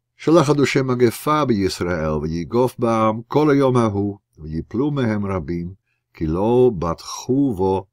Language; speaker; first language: Hebrew; non-native, fluent; Dutch